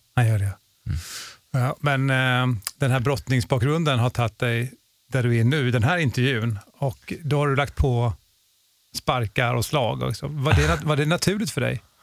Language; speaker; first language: Swedish; native; Swedish